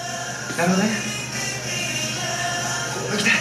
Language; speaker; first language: Japanese; native; Japanese